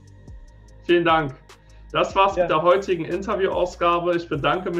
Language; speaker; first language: German; native; German